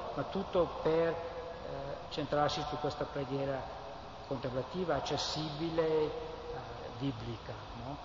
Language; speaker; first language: Italian; non-native, fluent; English